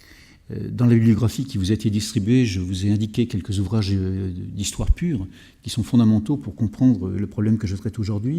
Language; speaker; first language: French; native; French